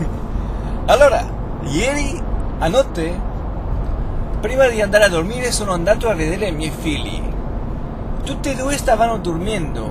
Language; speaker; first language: Italian; non-native, fluent; Spanish